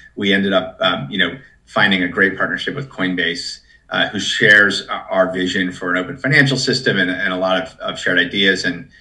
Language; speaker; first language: English; native; English